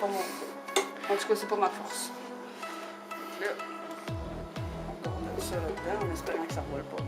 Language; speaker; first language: French; native; French